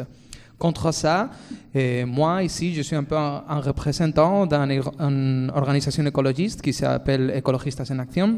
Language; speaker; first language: French; non-native, fluent; Spanish